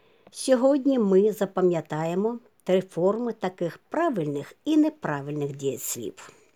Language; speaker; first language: Ukrainian; native; Ukrainian